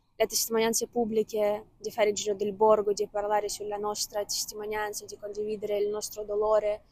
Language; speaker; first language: Italian; non-native, fluent; Ukrainian